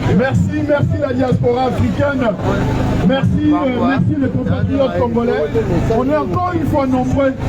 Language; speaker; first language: French; non-native, local second language; Lingala